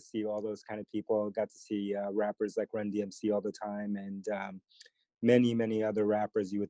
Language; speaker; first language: English; early bilingual, other home language; Spanish